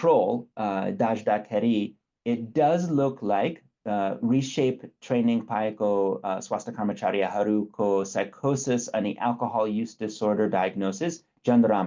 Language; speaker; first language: Nepali; non-native, fluent; English